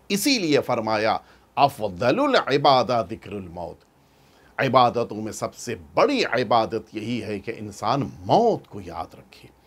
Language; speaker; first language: Urdu; native; Urdu